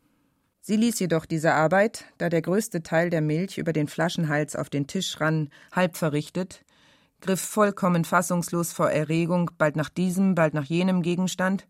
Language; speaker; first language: German; native; German